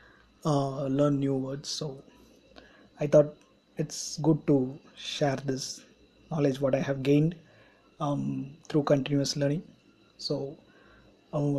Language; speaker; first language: English; non-native, local second language; Tamil